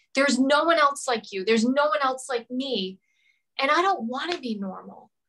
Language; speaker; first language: English; native; English